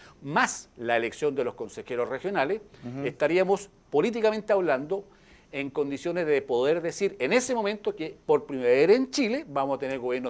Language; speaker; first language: Spanish; native; Spanish